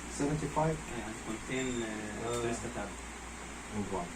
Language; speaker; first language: English; non-native, learner; Ukrainian